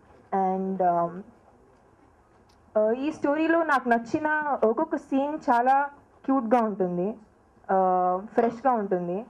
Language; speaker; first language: Telugu; non-native, local second language; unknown